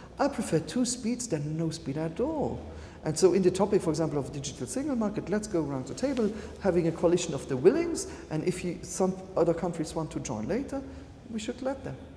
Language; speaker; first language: English; non-native, fluent; Luxembourgish